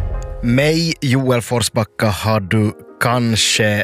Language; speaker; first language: Swedish; native; Swedish